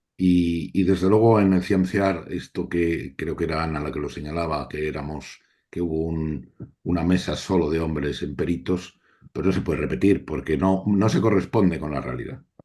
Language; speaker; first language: Spanish; native; Spanish